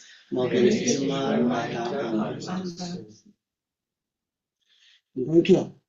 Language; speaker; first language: German; non-native, learner; Tibetan